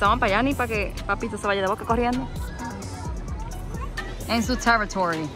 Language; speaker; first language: Spanish; early bilingual, heritage; Spanish